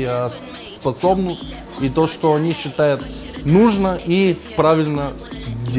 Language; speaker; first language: Russian; non-native, learner; Bulgarian